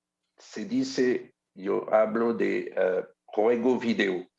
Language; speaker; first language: Spanish; non-native, learner; French